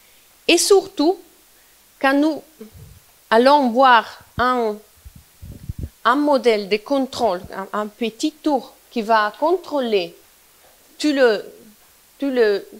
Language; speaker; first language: French; non-native, fluent; Italian